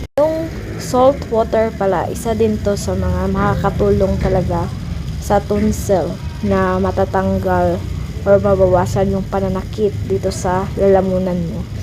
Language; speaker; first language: Filipino; non-native, local second language; Cebuano